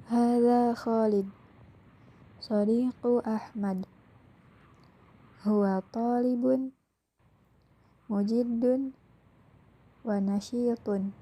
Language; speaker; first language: Arabic; non-native, fluent; Indonesian